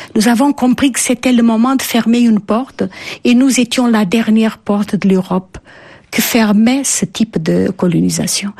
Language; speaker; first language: French; non-native, fluent; Portuguese